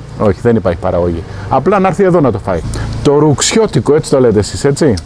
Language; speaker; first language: Greek; native; Greek